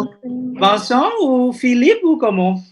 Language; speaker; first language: French; non-native, fluent; Indonesian